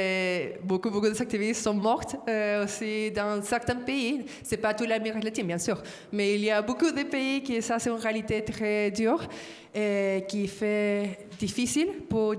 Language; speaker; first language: French; non-native, fluent; Spanish